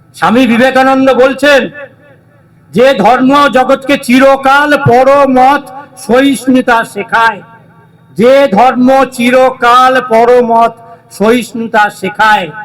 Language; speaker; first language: Bangla; native; Bangla